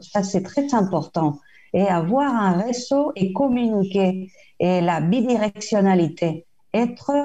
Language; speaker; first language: French; non-native, fluent; Spanish